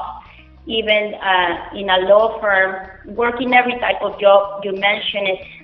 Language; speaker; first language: English; non-native, fluent; Spanish